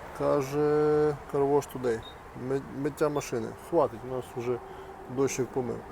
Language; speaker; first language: Ukrainian; native; Ukrainian